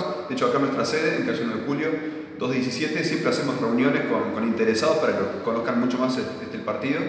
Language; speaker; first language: Spanish; native; Spanish